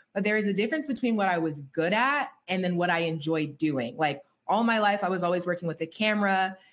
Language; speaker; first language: English; native; English